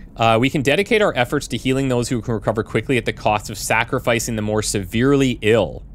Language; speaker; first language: English; native; English